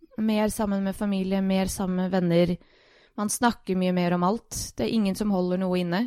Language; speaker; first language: Norwegian; early bilingual, other home language; Bosnian